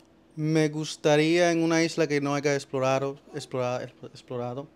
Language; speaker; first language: Spanish; early bilingual, heritage; Spanish